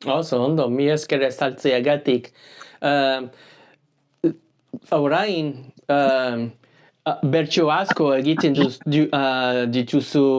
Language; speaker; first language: Basque; non-native, learner; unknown